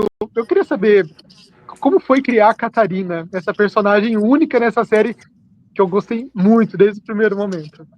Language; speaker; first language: Portuguese; native; Portuguese